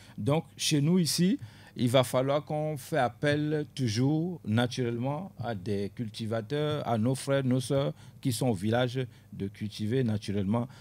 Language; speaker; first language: French; non-native, local second language; Ewe